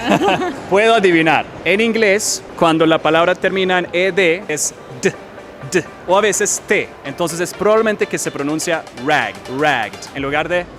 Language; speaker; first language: Spanish; non-native, fluent; English